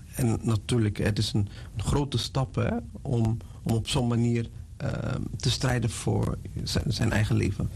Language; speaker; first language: Dutch; non-native, fluent; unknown